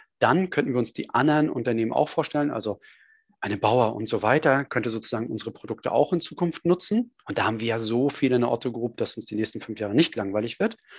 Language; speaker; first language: German; native; German